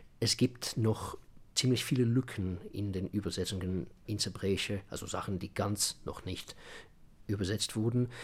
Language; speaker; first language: German; non-native, fluent; Russian